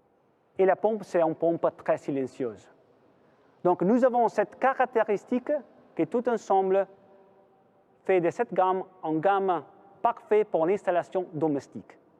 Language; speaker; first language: French; non-native, fluent; Italian